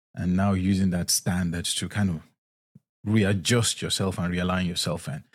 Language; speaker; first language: English; non-native, local second language; Yoruba